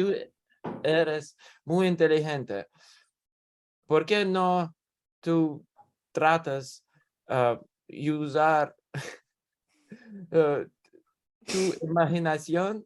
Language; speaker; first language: Spanish; non-native, learner; English